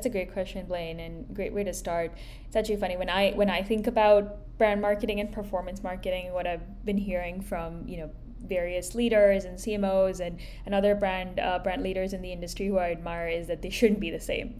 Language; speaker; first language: English; non-native, local second language; Hindi